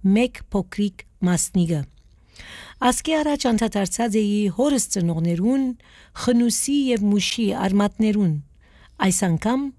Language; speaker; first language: Armenian; native; Armenian